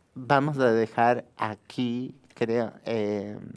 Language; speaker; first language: Spanish; native; Spanish